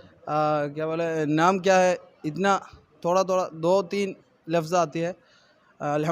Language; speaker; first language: Hindi; non-native, learner; Malayalam